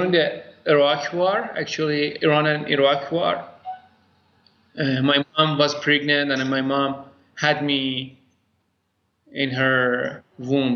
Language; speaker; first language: English; non-native, fluent; Persian